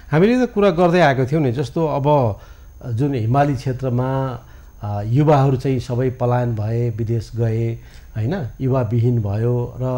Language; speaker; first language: Nepali; native; Nepali